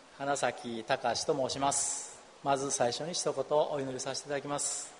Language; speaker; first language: Japanese; native; Japanese